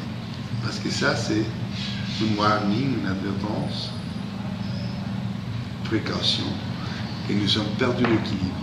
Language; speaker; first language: French; non-native, fluent; English